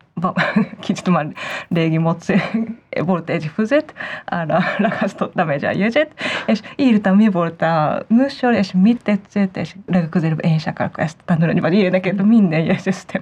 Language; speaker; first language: Hungarian; non-native, fluent; Japanese